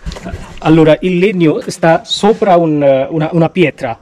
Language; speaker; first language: Italian; non-native, fluent; Bangla